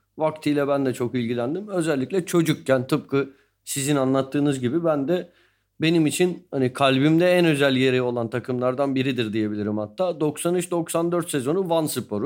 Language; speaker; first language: Turkish; native; Turkish